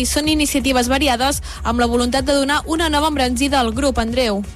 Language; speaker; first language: Catalan; native; Catalan